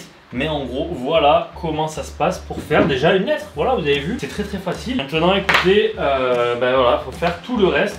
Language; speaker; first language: French; native; French